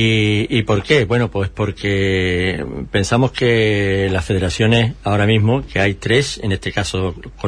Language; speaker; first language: Spanish; native; Spanish